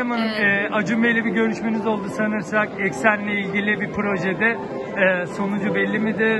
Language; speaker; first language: Turkish; native; Turkish